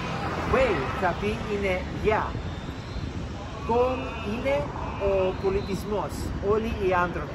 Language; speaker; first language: Greek; early bilingual, heritage; English